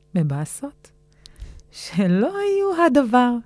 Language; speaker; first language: Hebrew; native; Hebrew